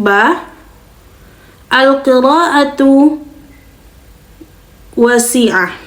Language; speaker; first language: Arabic; non-native, learner; Indonesian